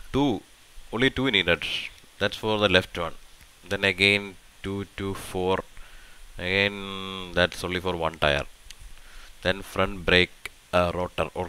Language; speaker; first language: English; non-native, local second language; Malayalam